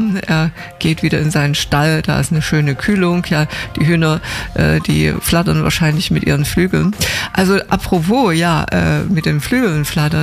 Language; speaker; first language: German; native; German